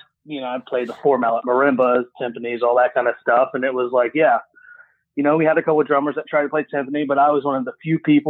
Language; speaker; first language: English; native; English